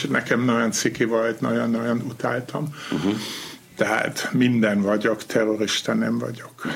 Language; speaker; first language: Hungarian; non-native, fluent; German